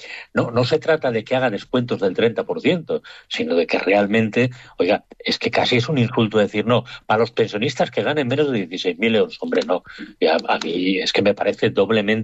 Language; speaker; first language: Spanish; native; Spanish